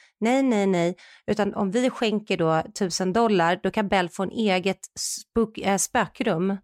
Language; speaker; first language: Swedish; native; Swedish